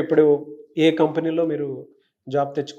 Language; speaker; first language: Telugu; native; Telugu